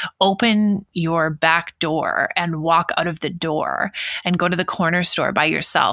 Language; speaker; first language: English; native; English